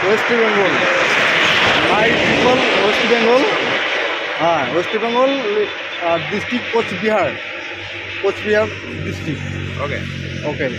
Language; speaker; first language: English; non-native, learner; Bangla